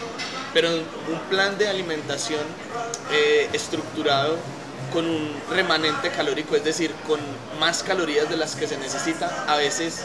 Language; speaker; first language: Spanish; native; Spanish